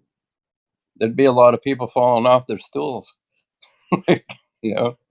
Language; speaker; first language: English; native; English